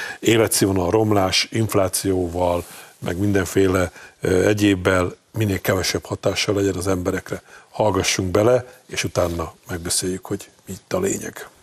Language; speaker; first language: Hungarian; native; Hungarian